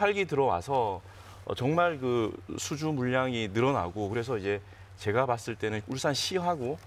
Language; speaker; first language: Korean; native; Korean